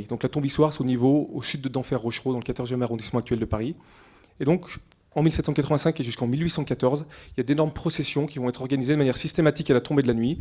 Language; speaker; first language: French; native; French